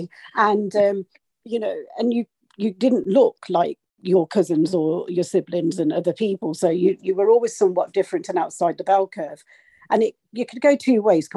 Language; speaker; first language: English; native; English